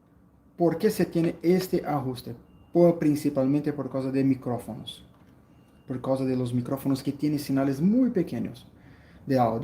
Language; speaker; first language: Spanish; non-native, fluent; Portuguese